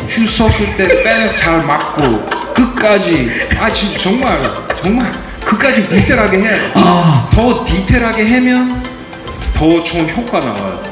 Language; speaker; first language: Korean; non-native, fluent; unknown